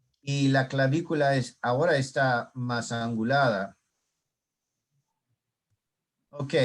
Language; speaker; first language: Spanish; non-native, learner; English